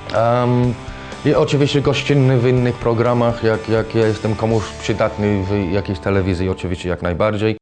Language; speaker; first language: Polish; non-native, fluent; English